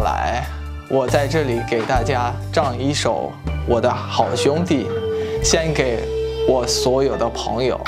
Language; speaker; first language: Chinese; non-native, fluent; Malagasy